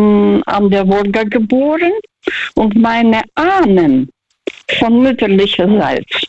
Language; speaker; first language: German; non-native, learner; Russian